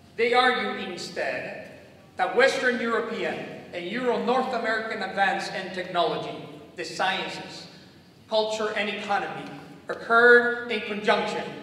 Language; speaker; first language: English; non-native, fluent; Spanish